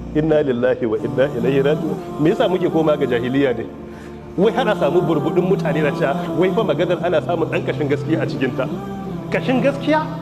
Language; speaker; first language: Hausa; native; Hausa